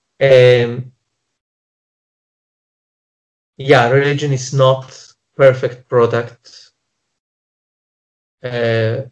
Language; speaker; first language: English; non-native, fluent; Polish